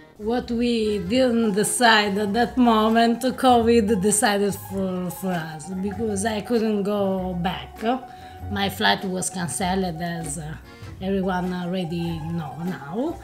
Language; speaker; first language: English; non-native, fluent; Italian